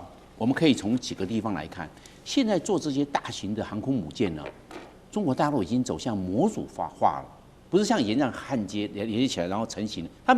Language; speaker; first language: Chinese; native; Chinese